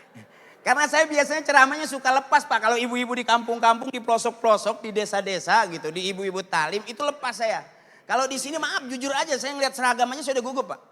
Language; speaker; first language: Malay; native; Malay